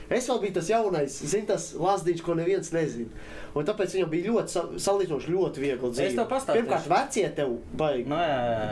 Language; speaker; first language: Latvian; non-native, local second language; Russian